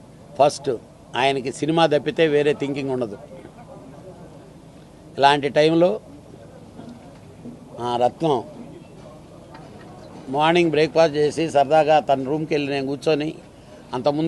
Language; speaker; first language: Telugu; native; Telugu